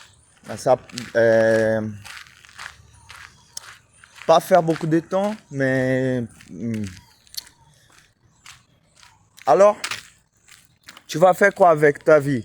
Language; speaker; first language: French; non-native, learner; Portuguese